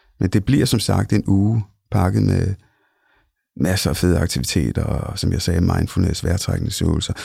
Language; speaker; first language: Danish; early bilingual, other home language; Punjabi